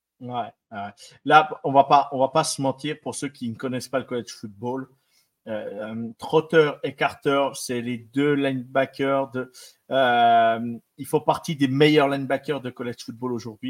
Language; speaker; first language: French; native; French